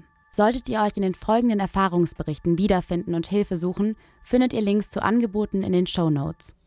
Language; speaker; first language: German; native; German